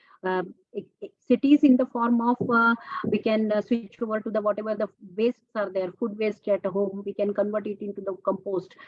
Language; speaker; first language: English; non-native, local second language; Telugu